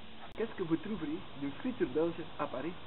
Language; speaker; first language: French; non-native, learner; Dutch